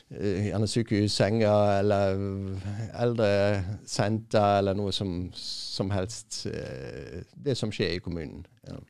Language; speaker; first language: Norwegian; non-native, fluent; German